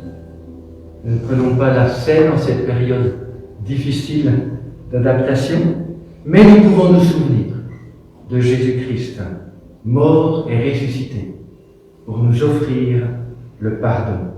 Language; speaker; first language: French; native; French